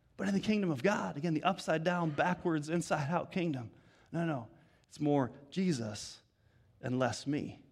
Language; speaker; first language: English; native; English